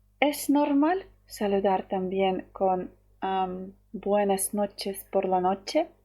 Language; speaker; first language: Spanish; non-native, fluent; Ukrainian